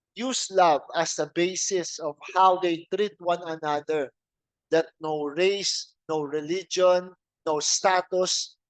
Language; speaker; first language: English; non-native, local second language; Filipino